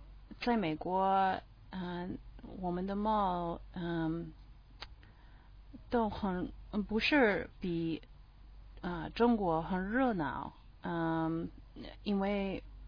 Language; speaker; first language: Chinese; non-native, learner; English